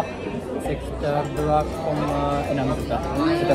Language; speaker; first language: Indonesian; non-native, fluent; Japanese